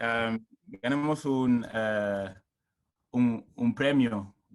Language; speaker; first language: Spanish; non-native, learner; English